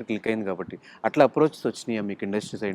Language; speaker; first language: Telugu; native; Telugu